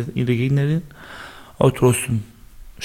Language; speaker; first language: German; non-native, learner; Baluchi